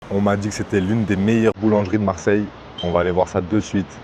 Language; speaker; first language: French; native; French